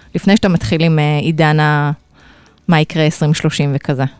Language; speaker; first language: Hebrew; native; Hebrew